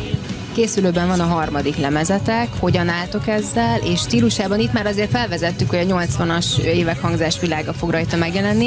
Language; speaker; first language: Hungarian; native; Hungarian